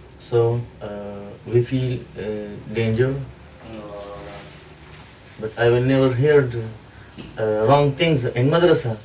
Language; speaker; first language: English; non-native, learner; Pashto